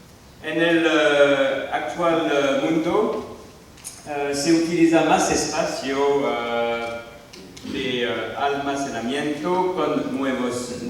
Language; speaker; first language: Spanish; non-native, learner; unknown